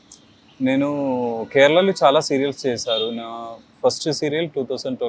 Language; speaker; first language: Telugu; non-native, learner; Malayalam